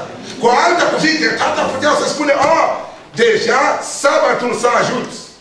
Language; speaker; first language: Romanian; non-native, learner; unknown